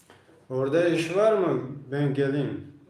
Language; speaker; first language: Turkish; non-native, learner; Tajik